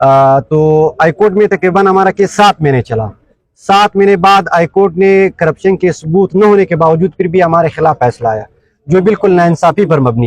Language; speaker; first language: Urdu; non-native, local second language; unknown